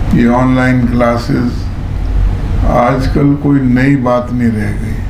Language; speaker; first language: Urdu; native; Urdu